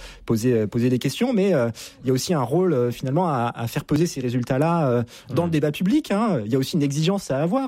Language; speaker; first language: French; native; French